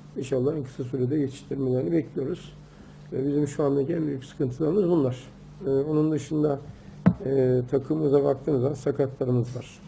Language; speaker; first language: Turkish; native; Turkish